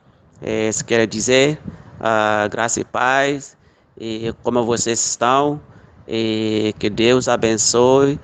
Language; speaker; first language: Portuguese; non-native, local second language; Fula